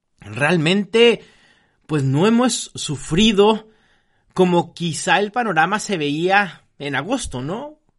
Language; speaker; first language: Spanish; native; Spanish